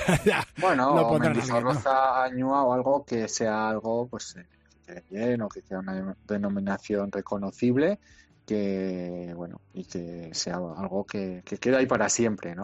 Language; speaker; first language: Spanish; native; Spanish